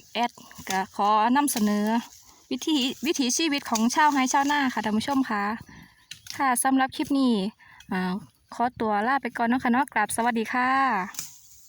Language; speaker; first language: Thai; native; Thai